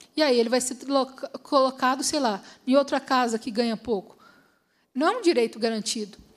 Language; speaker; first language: Portuguese; native; Portuguese